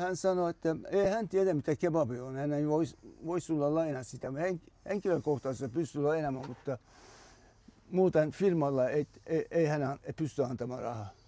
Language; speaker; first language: Finnish; non-native, fluent; Turkish